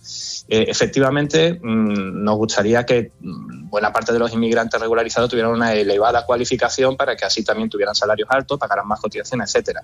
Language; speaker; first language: Spanish; native; Spanish